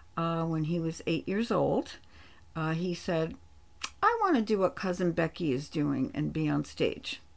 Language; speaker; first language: English; native; English